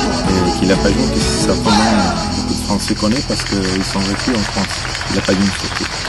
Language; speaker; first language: French; non-native, fluent; Spanish